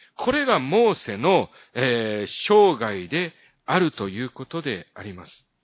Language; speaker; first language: Japanese; early bilingual, other home language; Korean